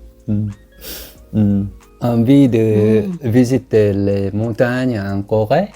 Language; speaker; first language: French; non-native, learner; Korean